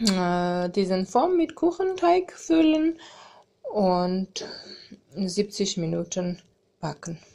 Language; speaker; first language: German; non-native, learner; Armenian